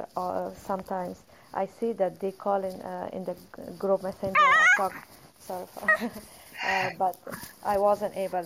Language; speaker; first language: English; non-native, fluent; Persian